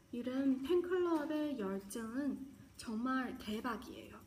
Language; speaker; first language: Korean; non-native, fluent; Chinese